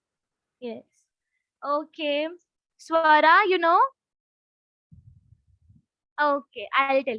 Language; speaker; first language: English; non-native, local second language; Hindi